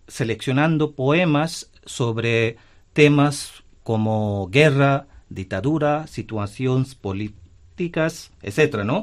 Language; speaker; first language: Galician; non-native, fluent; Hindi